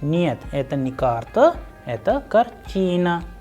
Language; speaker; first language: Russian; non-native, fluent; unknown